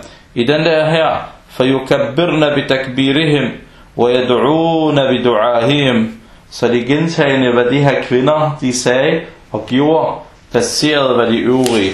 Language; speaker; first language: Danish; early bilingual, other home language; Arabic